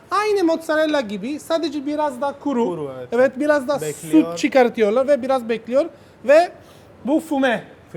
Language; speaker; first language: Turkish; non-native, learner; Italian